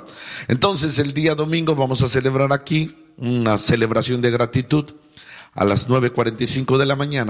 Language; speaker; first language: Spanish; native; Spanish